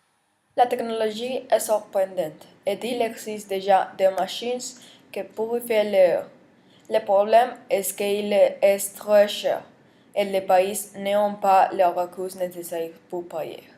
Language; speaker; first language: French; non-native, learner; Spanish